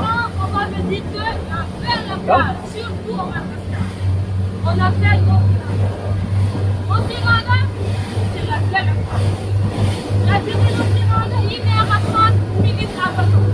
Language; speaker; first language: French; non-native, learner; Malagasy